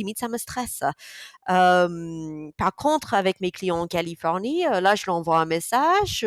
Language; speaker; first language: French; non-native, fluent; English